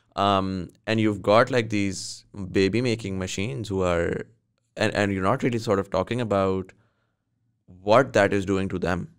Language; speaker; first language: English; non-native, local second language; Urdu